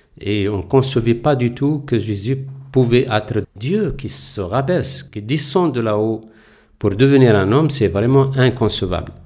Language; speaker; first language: French; non-native, local second language; Kabyle